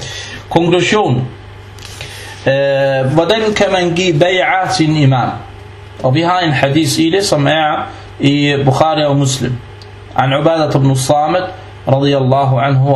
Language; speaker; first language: Danish; early bilingual, other home language; Arabic